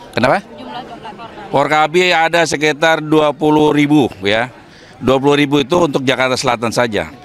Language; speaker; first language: Indonesian; native; Indonesian